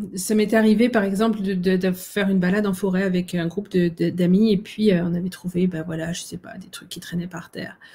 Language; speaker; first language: French; native; French